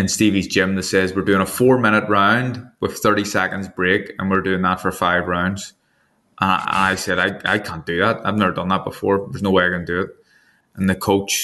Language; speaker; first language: English; native; English